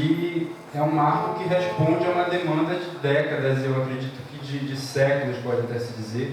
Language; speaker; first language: Portuguese; native; Portuguese